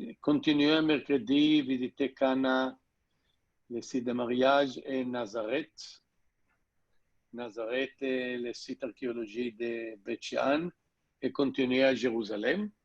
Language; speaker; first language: French; non-native, learner; Hebrew